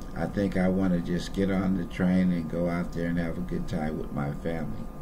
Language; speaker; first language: English; native; English